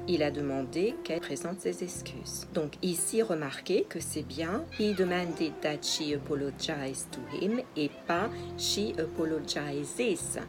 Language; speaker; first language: French; native; French